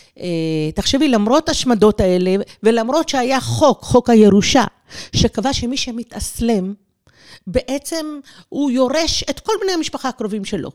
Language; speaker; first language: Hebrew; early bilingual, other home language; Persian